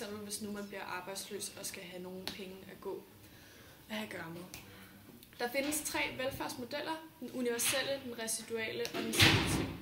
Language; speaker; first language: Danish; native; Danish